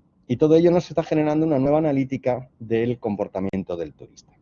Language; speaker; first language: Spanish; native; Spanish